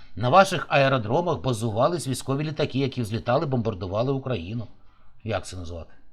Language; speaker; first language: Ukrainian; native; Ukrainian